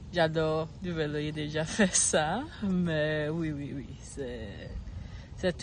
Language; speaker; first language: French; non-native, learner; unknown